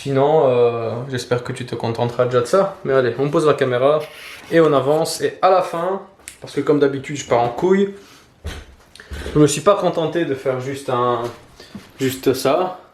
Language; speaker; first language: French; native; French